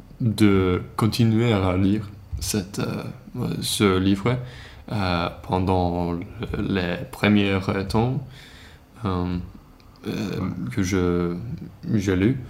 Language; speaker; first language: French; non-native, learner; Swedish